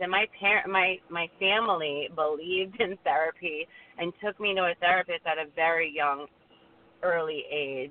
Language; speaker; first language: English; native; English